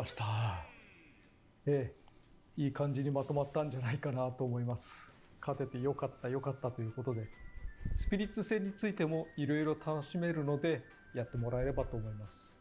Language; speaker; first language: Japanese; native; Japanese